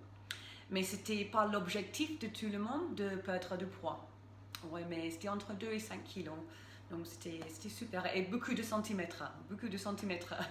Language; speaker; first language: French; non-native, fluent; English